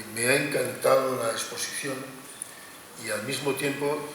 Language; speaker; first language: Spanish; non-native, local second language; Catalan